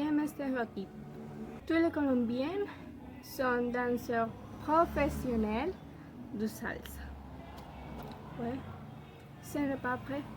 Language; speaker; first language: French; non-native, learner; Spanish